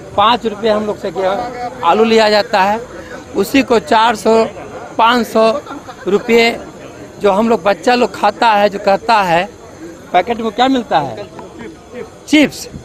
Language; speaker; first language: Hindi; native; Hindi